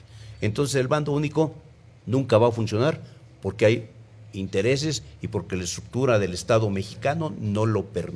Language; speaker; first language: Spanish; native; Spanish